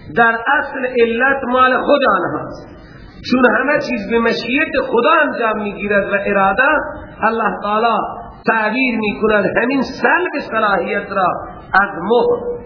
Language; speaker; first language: Persian; non-native, local second language; Baluchi